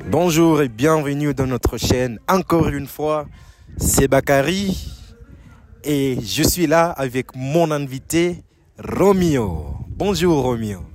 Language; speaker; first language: French; non-native, fluent; Swahili